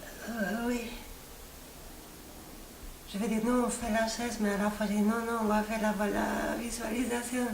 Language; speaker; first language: French; non-native, fluent; Spanish